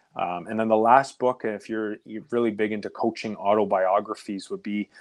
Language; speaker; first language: English; native; English